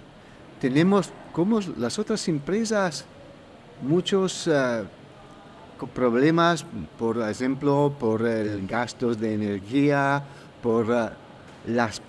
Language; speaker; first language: Spanish; non-native, fluent; Italian